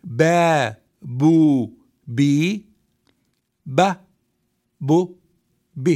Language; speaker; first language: English; non-native, fluent; Arabic